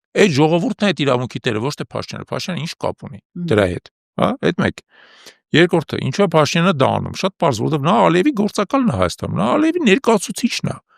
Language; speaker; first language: Armenian; native; Armenian